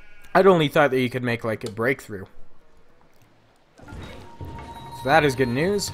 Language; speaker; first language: English; native; English